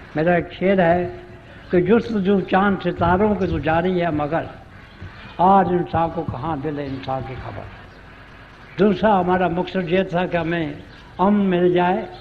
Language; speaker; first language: Urdu; non-native, local second language; Punjabi